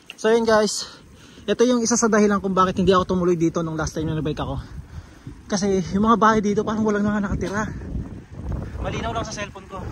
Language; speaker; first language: Filipino; native; Filipino